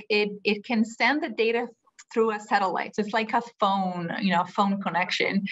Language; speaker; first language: English; non-native, fluent; Portuguese